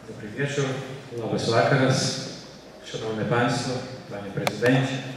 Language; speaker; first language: Polish; non-native, fluent; Lithuanian